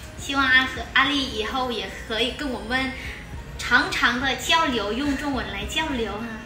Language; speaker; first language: Chinese; non-native, fluent; Vietnamese